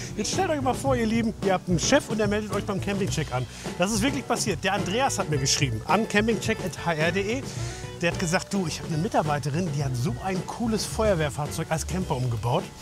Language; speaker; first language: German; native; German